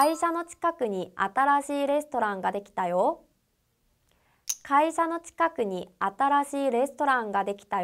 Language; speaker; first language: Japanese; non-native, fluent; Korean